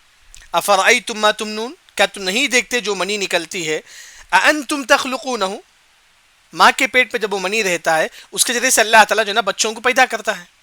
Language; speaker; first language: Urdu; non-native, local second language; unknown